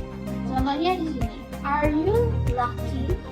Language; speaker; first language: English; non-native, fluent; Indonesian